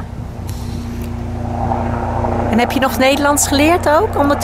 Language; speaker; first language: Dutch; native; Dutch